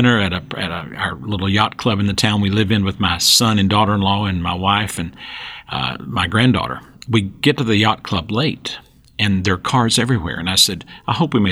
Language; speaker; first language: English; native; English